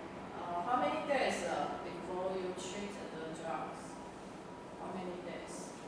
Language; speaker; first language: English; non-native, learner; Chinese